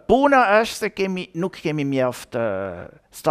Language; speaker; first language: Albanian; non-native, learner; German